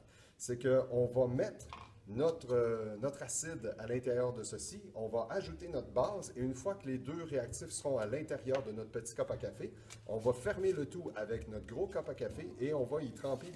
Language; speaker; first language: French; native; French